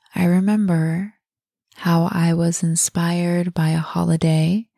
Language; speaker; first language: English; native; English